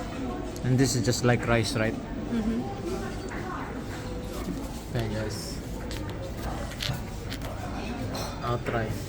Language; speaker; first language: English; non-native, learner; Filipino